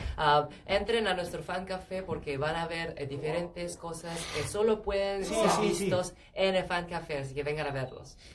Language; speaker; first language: Spanish; non-native, learner; Korean